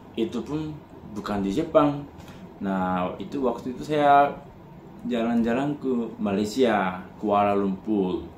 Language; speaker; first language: Indonesian; non-native, fluent; Japanese